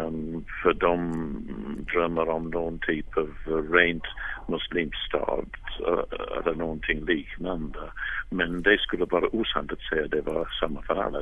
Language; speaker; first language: Swedish; non-native, fluent; English